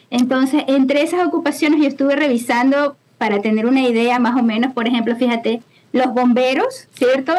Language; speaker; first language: Spanish; native; Spanish